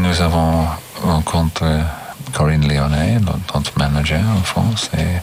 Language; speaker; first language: French; non-native, learner; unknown